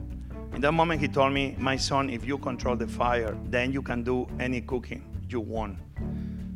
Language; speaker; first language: English; non-native, fluent; Spanish